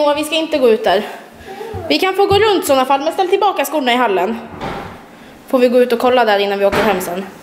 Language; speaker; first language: Swedish; native; Swedish